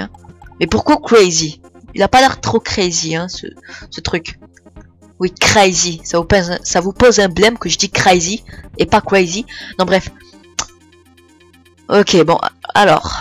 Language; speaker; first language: French; native; French